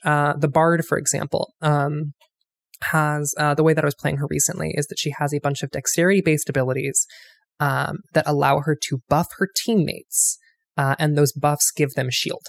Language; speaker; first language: English; native; English